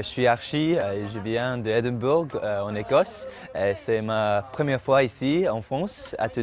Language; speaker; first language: French; non-native, learner; English